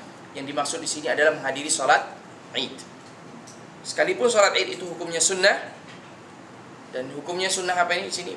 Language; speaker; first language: Indonesian; native; Indonesian